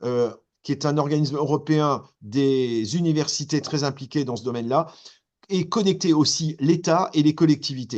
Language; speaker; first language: French; native; French